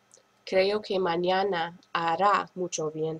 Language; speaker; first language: Spanish; non-native, fluent; English